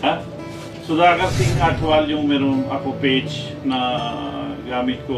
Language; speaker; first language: Filipino; non-native, learner; Punjabi